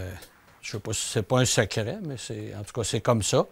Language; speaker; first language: French; native; French